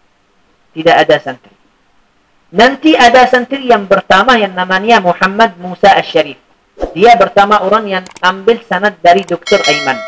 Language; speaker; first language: Indonesian; non-native, fluent; Arabic